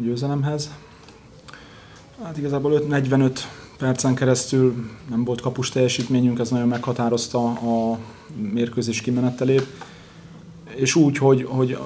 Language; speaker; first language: Hungarian; native; Hungarian